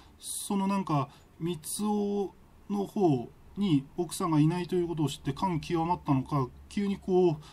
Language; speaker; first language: Japanese; native; Japanese